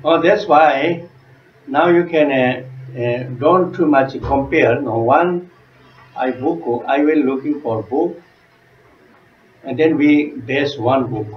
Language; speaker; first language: English; non-native, learner; Tibetan